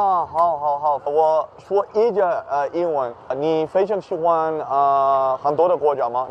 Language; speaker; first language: Chinese; non-native, learner; Dutch